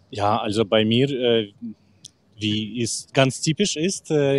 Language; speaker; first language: German; non-native, learner; Russian